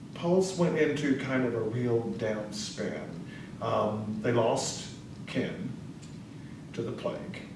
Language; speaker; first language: English; native; English